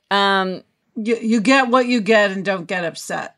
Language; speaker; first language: English; native; English